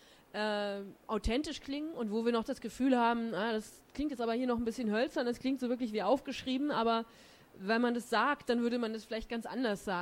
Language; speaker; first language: German; native; German